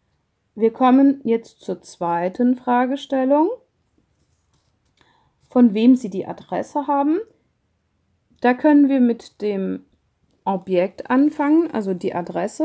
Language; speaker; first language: German; non-native, fluent; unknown